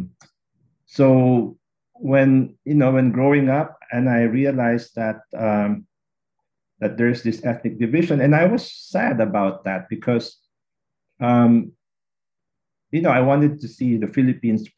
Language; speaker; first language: English; non-native, local second language; Min Nan Chinese